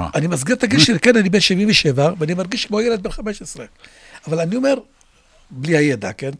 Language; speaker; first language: Hebrew; non-native, local second language; Arabic